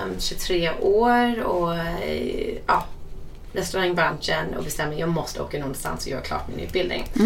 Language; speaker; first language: Swedish; non-native, fluent; English